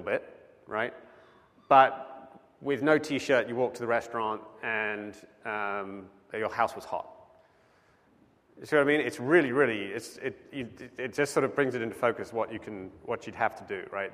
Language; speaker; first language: English; native; English